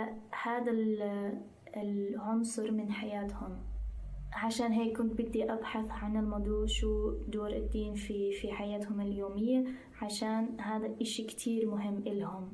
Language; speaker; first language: Arabic; non-native, fluent; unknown